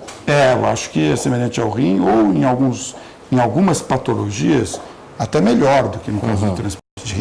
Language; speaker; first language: Portuguese; native; Portuguese